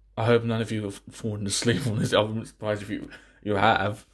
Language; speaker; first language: English; native; English